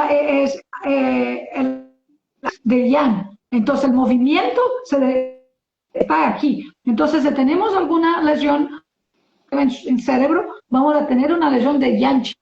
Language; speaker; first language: Spanish; non-native, learner; Portuguese